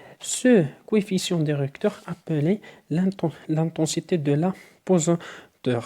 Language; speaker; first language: French; non-native, local second language; Arabic